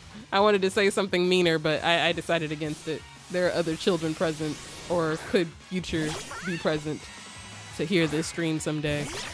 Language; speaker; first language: English; native; English